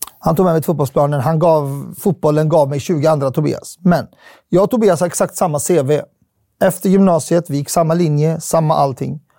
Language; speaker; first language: Swedish; early bilingual, other home language; Arabic